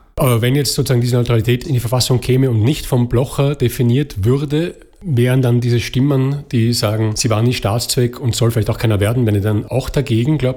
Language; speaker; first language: German; native; German